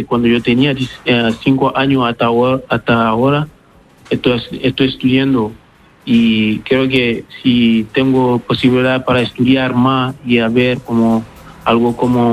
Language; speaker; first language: Spanish; non-native, learner; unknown